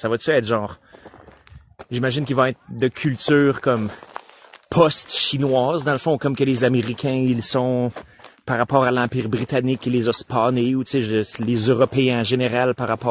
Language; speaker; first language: French; native; French